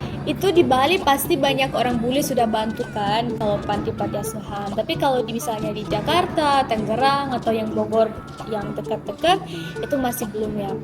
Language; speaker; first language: Indonesian; non-native, fluent; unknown